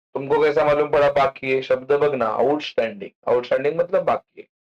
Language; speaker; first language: Hindi; non-native, local second language; Marathi